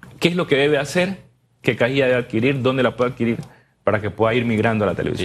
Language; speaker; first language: Spanish; native; Spanish